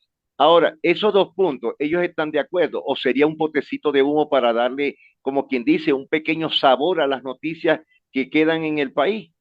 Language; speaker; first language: Spanish; native; Spanish